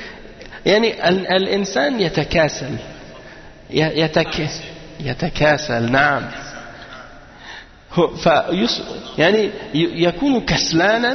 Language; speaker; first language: Arabic; non-native, fluent; French